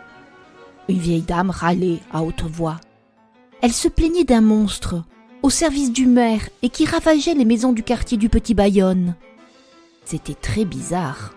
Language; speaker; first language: French; native; French